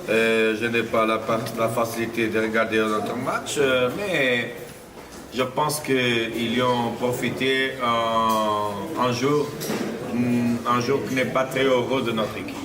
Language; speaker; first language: French; non-native, fluent; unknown